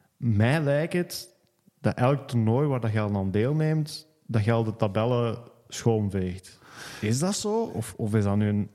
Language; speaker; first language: Dutch; native; Dutch